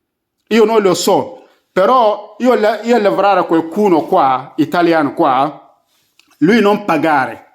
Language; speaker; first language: Italian; non-native, learner; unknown